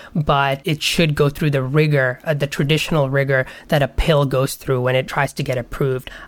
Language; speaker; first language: English; non-native, local second language; Bangla